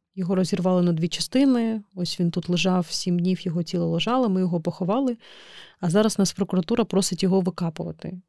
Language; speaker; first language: Ukrainian; non-native, local second language; Crimean Tatar